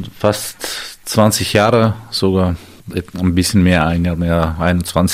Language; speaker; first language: German; non-native, fluent; Armenian